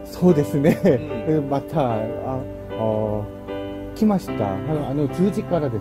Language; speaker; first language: Japanese; non-native, learner; Korean